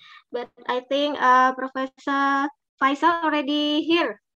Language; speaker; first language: English; non-native, fluent; Indonesian